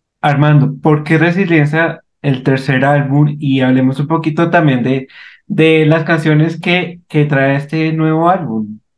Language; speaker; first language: Spanish; native; Spanish